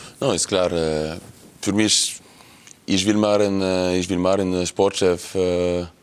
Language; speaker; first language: German; non-native, local second language; French